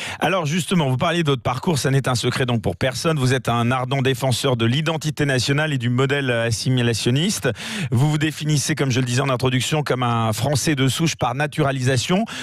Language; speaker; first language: French; native; French